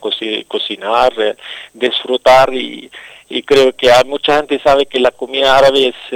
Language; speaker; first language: Spanish; non-native, local second language; Arabic